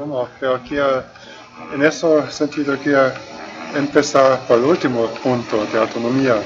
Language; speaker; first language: Spanish; non-native, fluent; German